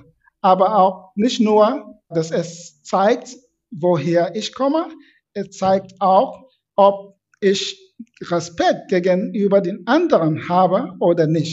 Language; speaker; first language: German; non-native, fluent; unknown